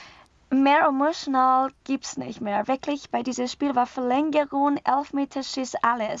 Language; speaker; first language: German; non-native, learner; Persian